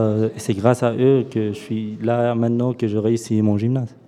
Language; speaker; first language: French; non-native, fluent; Arabic